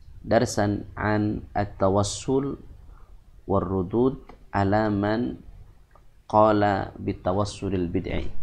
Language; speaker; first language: Arabic; non-native, fluent; Indonesian